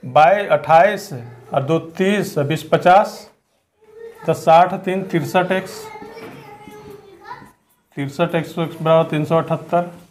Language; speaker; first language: Hindi; native; Hindi